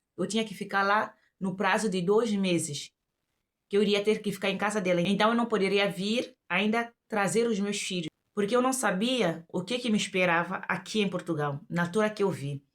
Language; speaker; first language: Portuguese; native; Portuguese